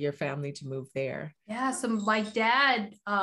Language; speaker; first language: English; early bilingual, other home language; Haitian Creole